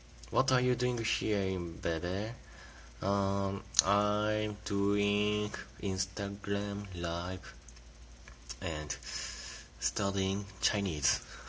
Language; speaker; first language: English; non-native, learner; Japanese